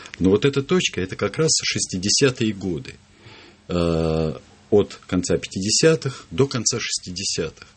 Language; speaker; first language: Russian; native; Russian